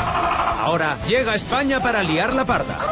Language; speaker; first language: Spanish; native; Spanish